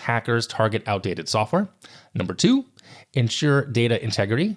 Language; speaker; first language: English; native; English